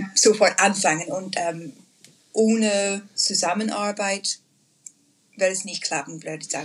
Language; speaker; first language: German; non-native, learner; English